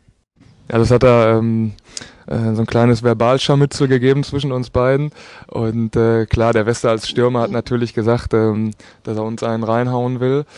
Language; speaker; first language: German; native; German